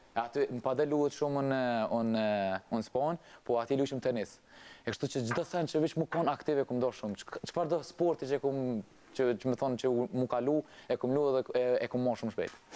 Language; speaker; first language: Albanian; early bilingual, heritage; Albanian